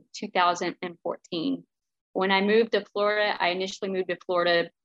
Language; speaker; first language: English; native; English